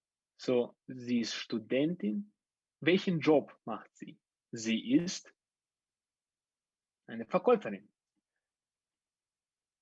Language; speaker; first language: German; non-native, fluent; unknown